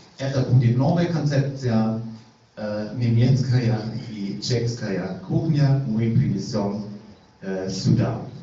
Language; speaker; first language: Russian; non-native, learner; German